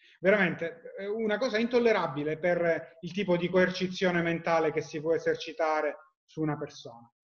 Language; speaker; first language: Italian; native; Italian